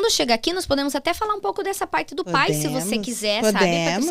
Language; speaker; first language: Portuguese; native; Portuguese